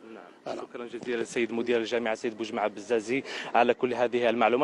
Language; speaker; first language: Arabic; native; Arabic